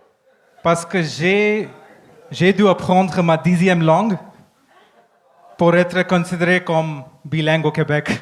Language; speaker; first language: French; non-native, learner; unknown